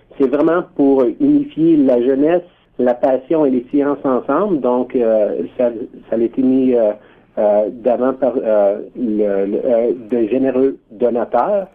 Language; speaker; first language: French; native; French